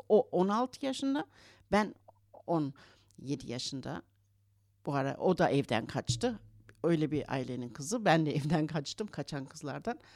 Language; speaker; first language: Turkish; early bilingual, heritage; Turkish